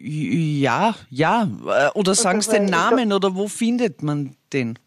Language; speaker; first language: German; native; German